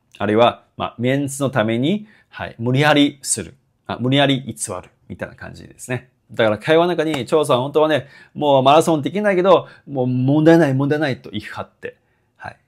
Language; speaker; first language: Japanese; non-native, fluent; Chinese